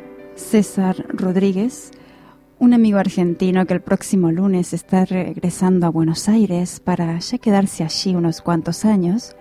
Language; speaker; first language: Spanish; native; Spanish